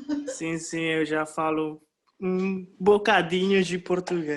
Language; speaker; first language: Portuguese; non-native, learner; Spanish